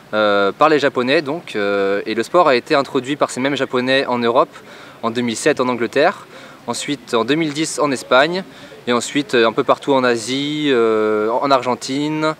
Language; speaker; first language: French; native; French